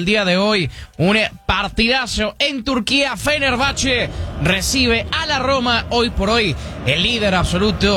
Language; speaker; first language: Spanish; native; Spanish